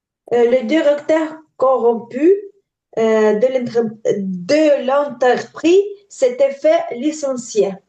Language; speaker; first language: French; non-native, learner; Ukrainian